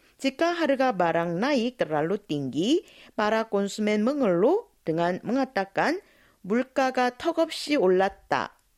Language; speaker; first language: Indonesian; non-native, fluent; Korean